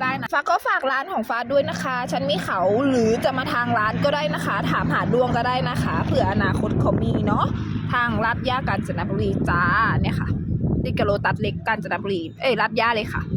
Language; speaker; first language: Thai; native; Thai